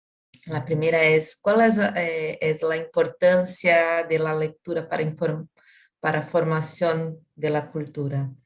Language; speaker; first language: Spanish; non-native, learner; Portuguese